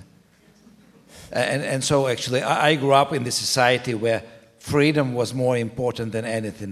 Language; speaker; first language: English; non-native, fluent; Ukrainian